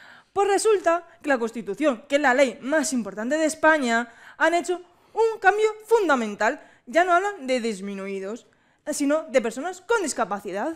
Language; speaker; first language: Spanish; native; Spanish